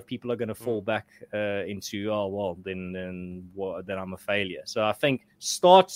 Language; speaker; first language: English; non-native, local second language; Afrikaans